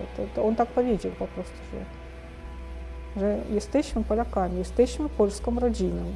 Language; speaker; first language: Polish; non-native, fluent; Russian